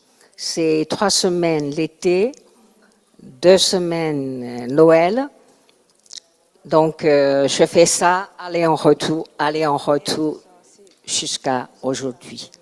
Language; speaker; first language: French; non-native, learner; Chinese